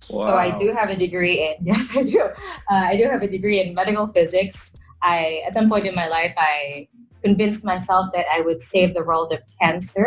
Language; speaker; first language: English; non-native, local second language; Filipino